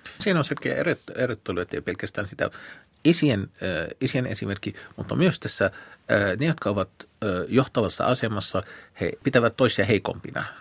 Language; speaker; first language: Finnish; non-native, fluent; Arabic